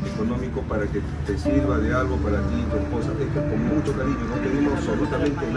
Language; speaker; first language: Spanish; native; Spanish